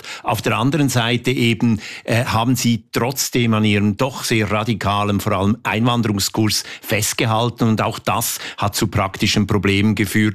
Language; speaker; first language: German; native; German